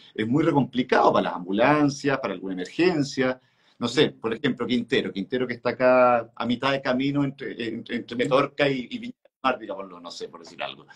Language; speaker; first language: Spanish; native; Spanish